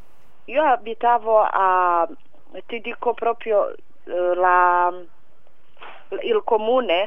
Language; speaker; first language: Italian; non-native, fluent; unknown